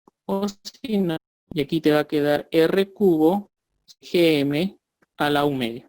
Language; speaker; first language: Spanish; native; Spanish